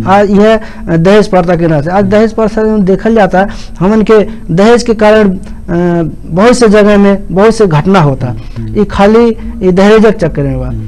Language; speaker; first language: Bhojpuri; non-native, local second language; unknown